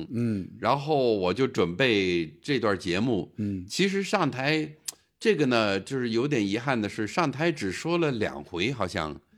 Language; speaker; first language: Chinese; non-native, fluent; English